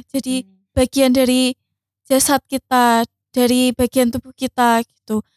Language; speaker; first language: Indonesian; native; Indonesian